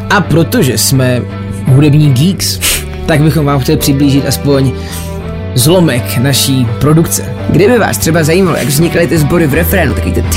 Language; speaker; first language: Czech; native; Czech